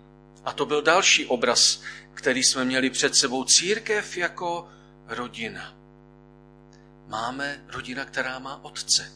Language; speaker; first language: Czech; native; Czech